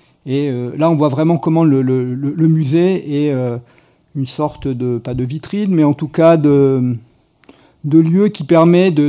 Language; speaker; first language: French; native; French